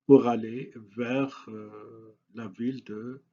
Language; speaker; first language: French; non-native, local second language; Arabic